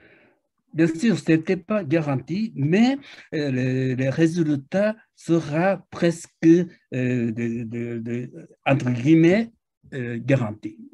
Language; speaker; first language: French; non-native, fluent; Japanese